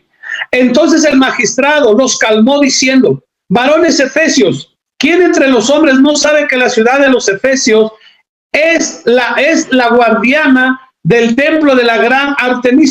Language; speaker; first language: Spanish; native; Spanish